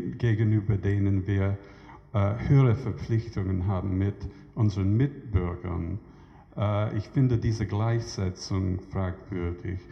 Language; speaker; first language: German; non-native, fluent; English